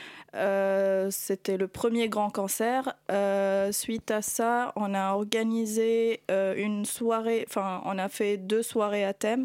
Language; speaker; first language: French; non-native, local second language; Arabic